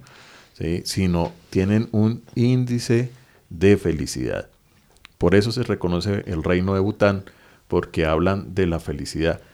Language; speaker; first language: Spanish; native; Spanish